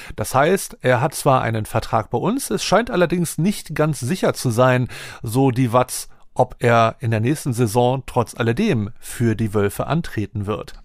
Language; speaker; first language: German; native; German